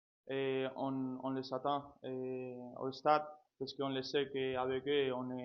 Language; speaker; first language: French; non-native, fluent; Spanish